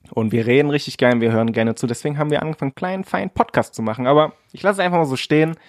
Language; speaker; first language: German; early bilingual, other home language; Vietnamese